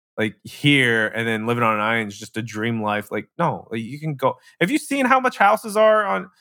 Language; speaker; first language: English; early bilingual, other home language; Filipino